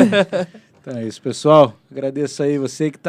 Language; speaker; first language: Portuguese; native; Portuguese